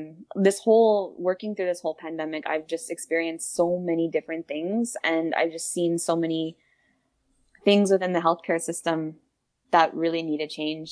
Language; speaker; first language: English; native; English